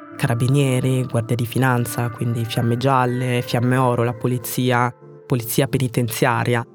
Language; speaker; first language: Italian; early bilingual, other home language; French